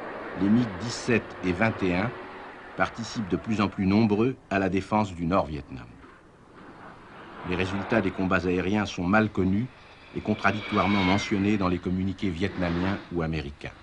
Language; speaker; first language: French; native; French